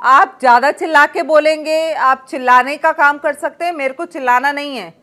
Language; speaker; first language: Hindi; native; Hindi